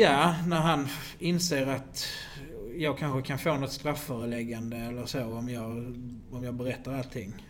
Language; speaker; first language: Swedish; native; Swedish